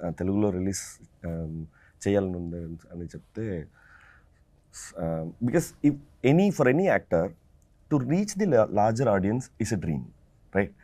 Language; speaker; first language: Telugu; non-native, fluent; Tamil